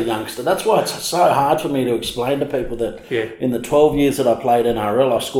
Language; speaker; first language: English; native; English